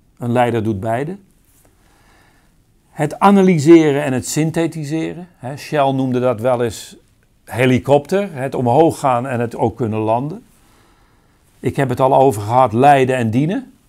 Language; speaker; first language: Dutch; native; Dutch